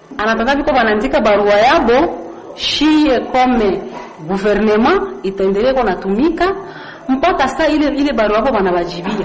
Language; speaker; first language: Swahili; non-native, local second language; Kinyarwanda